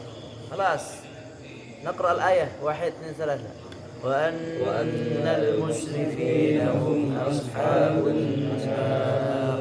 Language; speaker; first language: Arabic; non-native, fluent; Indonesian